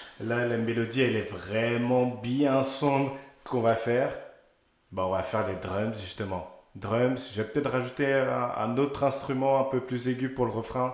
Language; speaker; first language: French; native; French